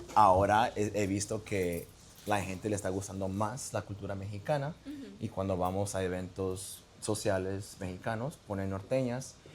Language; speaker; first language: Spanish; early bilingual, heritage; Spanish